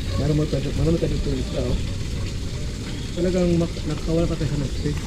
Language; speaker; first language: Filipino; non-native, local second language; Cebuano